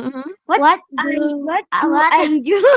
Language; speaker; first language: English; non-native, learner; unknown